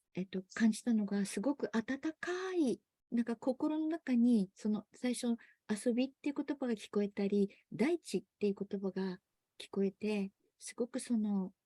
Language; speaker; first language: Japanese; native; Japanese